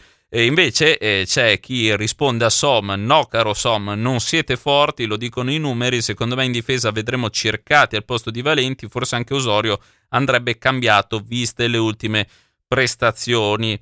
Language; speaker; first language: Italian; native; Italian